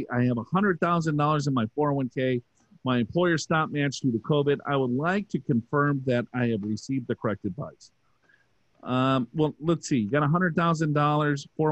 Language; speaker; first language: English; native; English